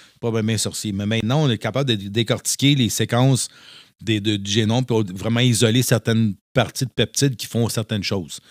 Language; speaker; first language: French; native; French